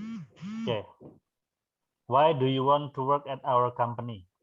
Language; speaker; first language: English; non-native, fluent; Indonesian